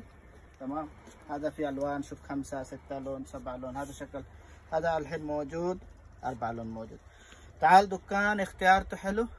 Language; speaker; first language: Arabic; non-native, learner; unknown